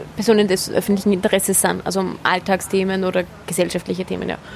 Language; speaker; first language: German; native; German